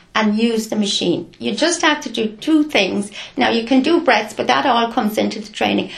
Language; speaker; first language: English; native; English